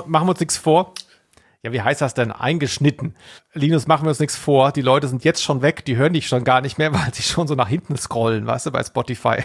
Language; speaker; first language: German; native; German